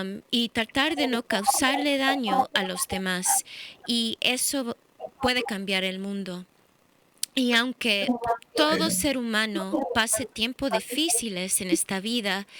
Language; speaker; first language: Spanish; early bilingual, heritage; English